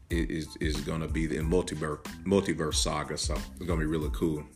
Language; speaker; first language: English; native; English